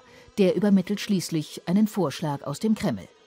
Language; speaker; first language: German; native; German